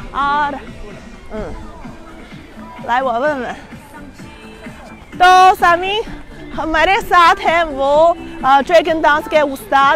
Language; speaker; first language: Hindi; non-native, fluent; Chinese